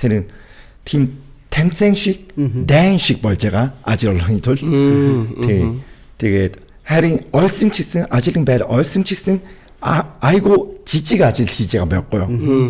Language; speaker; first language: Mongolian; non-native, fluent; Korean